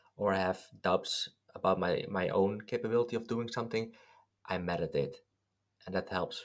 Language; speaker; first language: English; non-native, fluent; Dutch